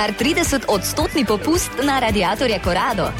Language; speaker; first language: Slovenian; native; Slovenian